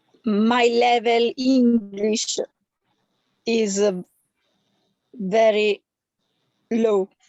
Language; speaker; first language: English; non-native, learner; Italian